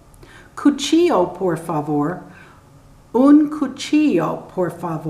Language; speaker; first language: Spanish; non-native, learner; English